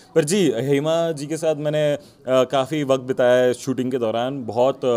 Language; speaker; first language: Hindi; non-native, local second language; Odia